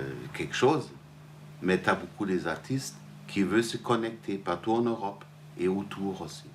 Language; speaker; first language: French; non-native, fluent; German